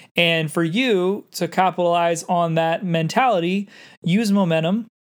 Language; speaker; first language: English; native; English